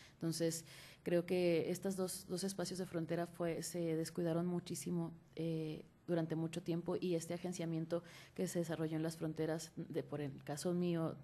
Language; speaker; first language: Spanish; native; Spanish